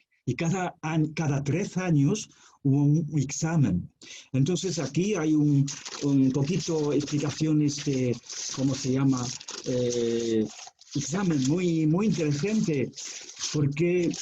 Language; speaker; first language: Spanish; non-native, fluent; Chinese